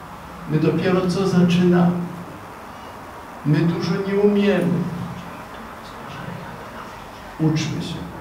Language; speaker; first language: Polish; non-native, fluent; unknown